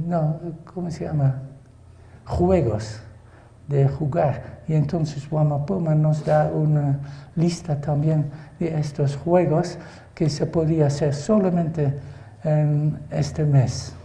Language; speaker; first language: Spanish; non-native, fluent; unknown